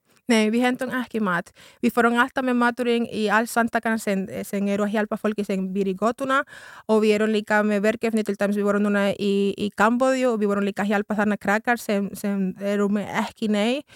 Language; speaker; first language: Icelandic; non-native, fluent; Spanish